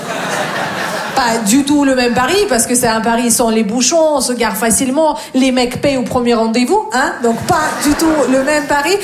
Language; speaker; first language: French; non-native, fluent; Russian